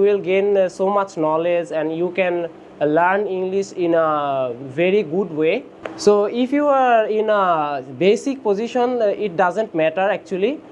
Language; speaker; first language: English; non-native, learner; Bangla